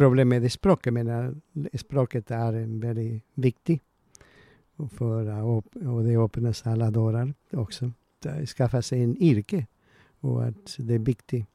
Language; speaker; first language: Swedish; non-native, learner; Spanish